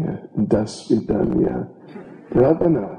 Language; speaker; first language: Russian; non-native, learner; English